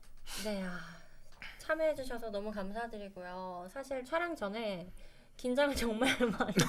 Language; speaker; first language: Korean; native; Korean